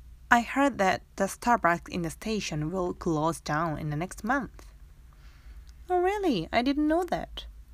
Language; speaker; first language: English; non-native, fluent; Japanese